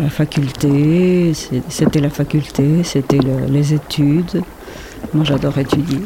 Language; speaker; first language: French; non-native, fluent; Spanish